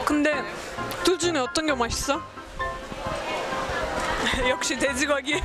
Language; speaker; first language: Korean; non-native, fluent; Azerbaijani